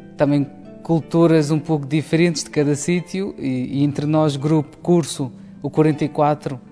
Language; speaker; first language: Portuguese; native; Portuguese